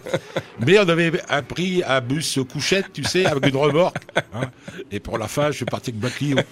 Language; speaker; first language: French; native; French